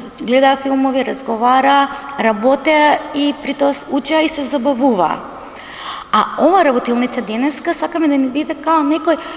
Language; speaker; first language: Macedonian; native; Macedonian